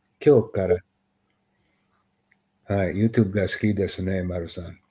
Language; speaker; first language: Japanese; non-native, learner; English